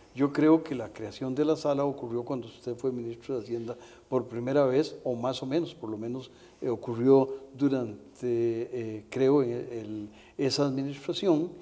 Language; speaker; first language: Spanish; native; Spanish